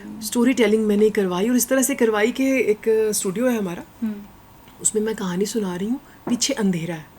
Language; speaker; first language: Urdu; non-native, local second language; Punjabi